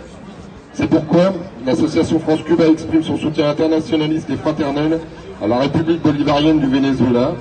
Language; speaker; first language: French; native; French